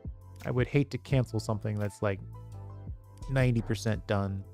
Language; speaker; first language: English; native; English